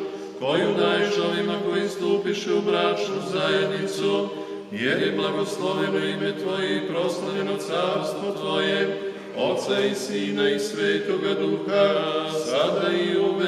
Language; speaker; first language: Bosnian; native; Bosnian